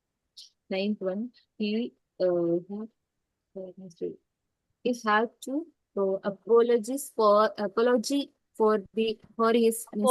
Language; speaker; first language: English; non-native, learner; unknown